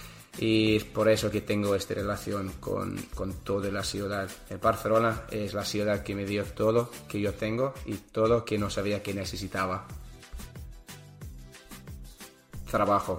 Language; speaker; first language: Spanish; non-native, learner; English